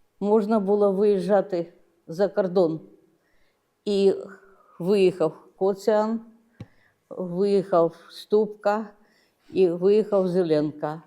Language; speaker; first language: Ukrainian; non-native, local second language; Russian